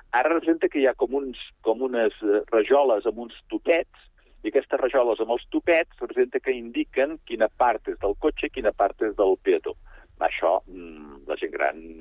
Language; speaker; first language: Catalan; native; Catalan